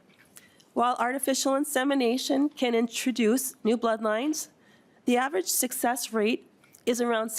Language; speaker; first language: English; native; English